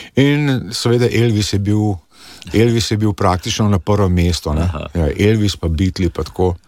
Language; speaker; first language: Slovenian; early bilingual, other home language; English